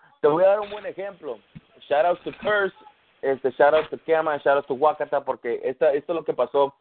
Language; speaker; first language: Spanish; early bilingual, heritage; Spanish